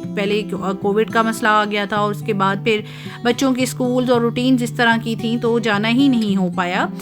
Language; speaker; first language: Urdu; native; Urdu